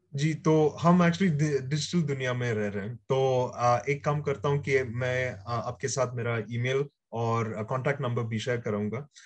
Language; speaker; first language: Hindi; native; Hindi